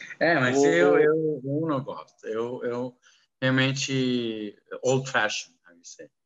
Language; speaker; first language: Portuguese; non-native, learner; Arabic